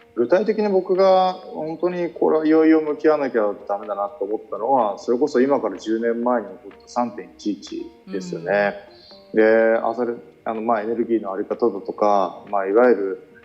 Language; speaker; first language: Japanese; native; Japanese